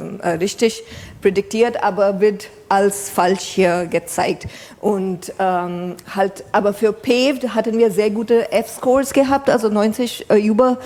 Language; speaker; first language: German; non-native, fluent; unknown